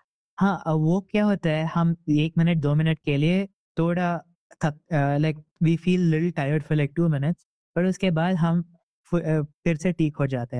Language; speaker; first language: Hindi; non-native, local second language; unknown